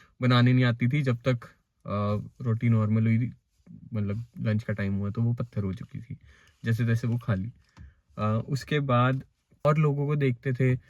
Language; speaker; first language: Hindi; native; Hindi